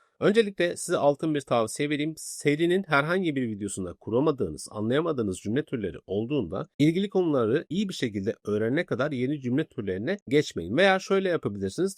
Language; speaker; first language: Turkish; native; Turkish